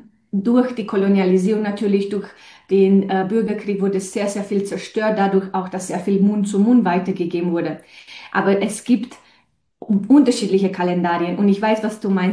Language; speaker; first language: German; non-native, fluent; Romanian